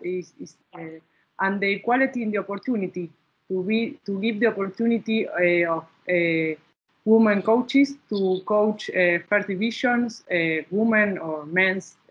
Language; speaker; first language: English; non-native, learner; Spanish